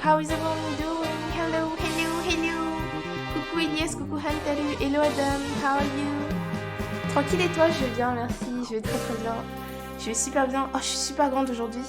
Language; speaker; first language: French; native; French